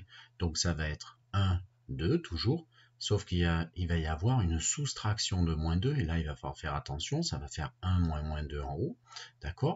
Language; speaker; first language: French; native; French